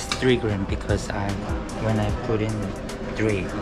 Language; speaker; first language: English; non-native, learner; Korean